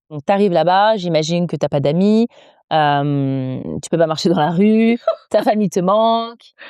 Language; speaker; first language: French; native; French